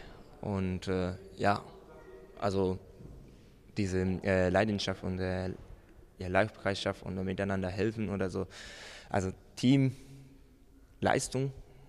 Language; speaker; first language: German; non-native, fluent; Japanese